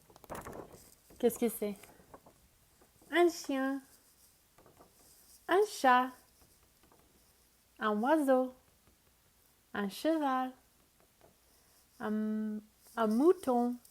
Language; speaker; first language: French; non-native, fluent; English